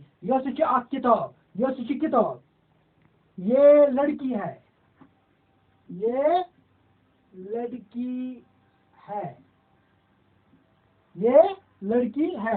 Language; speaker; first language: Hindi; non-native, local second language; Kashmiri